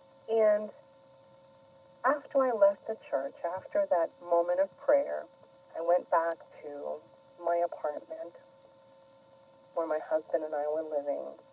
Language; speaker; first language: English; early bilingual, other home language; Spanish